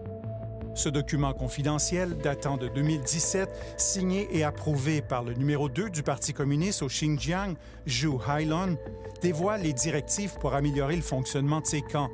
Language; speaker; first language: French; native; French